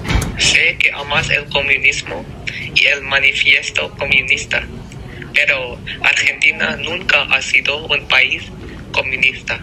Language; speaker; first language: Spanish; non-native, learner; English